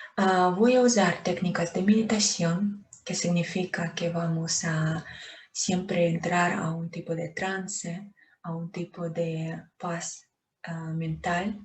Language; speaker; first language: Spanish; non-native, fluent; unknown